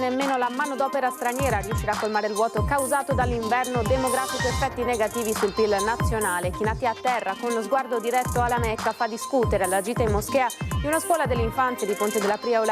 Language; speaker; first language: Italian; native; Italian